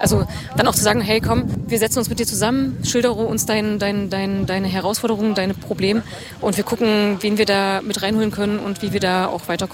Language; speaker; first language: German; native; German